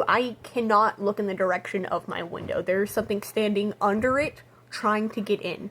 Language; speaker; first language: English; native; English